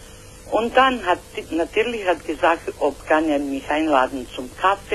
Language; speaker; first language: German; non-native, learner; Croatian